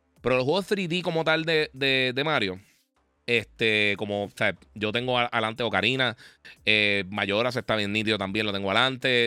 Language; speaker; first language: Spanish; native; Spanish